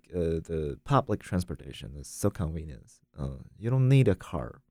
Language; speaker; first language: English; non-native, learner; Chinese